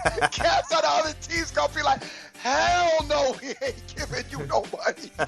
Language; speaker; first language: English; native; English